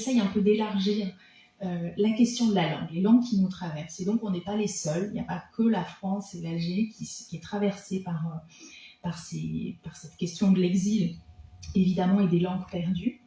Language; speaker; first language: French; native; French